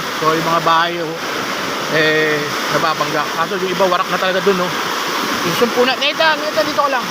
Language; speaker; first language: Filipino; native; Filipino